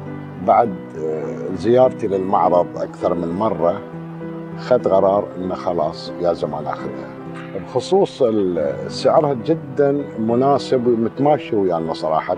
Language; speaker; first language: Arabic; native; Arabic